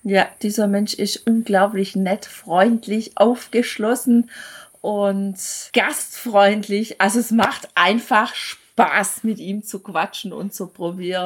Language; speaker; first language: German; native; German